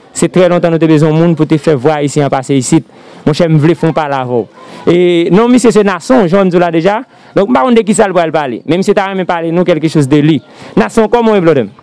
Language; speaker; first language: Haitian Creole; native; Haitian Creole